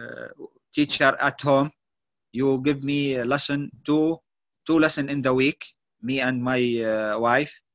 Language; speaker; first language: English; non-native, learner; Arabic